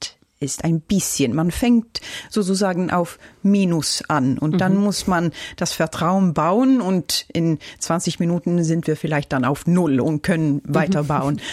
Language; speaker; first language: German; non-native, fluent; Norwegian